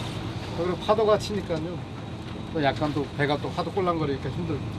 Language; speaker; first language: Korean; native; Korean